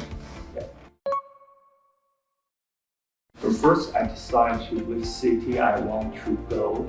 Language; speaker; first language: English; non-native, fluent; Chinese